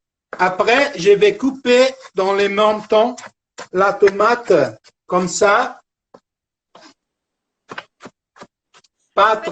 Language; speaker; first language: French; non-native, fluent; Italian